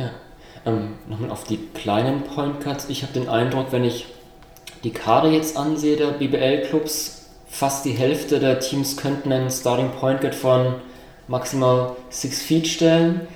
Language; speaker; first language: German; native; German